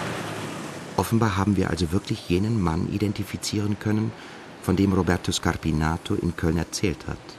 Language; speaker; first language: German; native; German